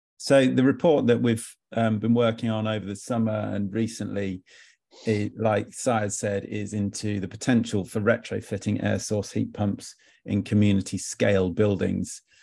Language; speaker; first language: English; native; English